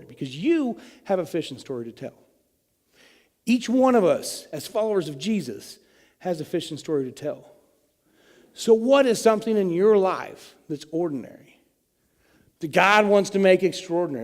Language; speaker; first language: English; native; English